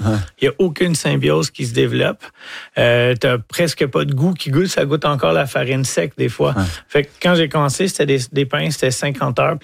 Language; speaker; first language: French; native; French